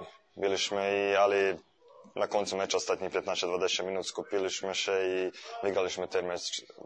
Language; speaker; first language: Polish; non-native, fluent; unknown